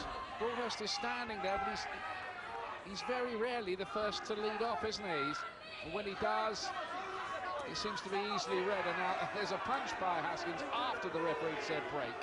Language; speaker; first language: English; native; English